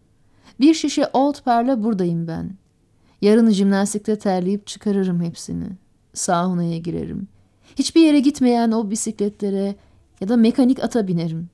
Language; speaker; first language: Turkish; native; Turkish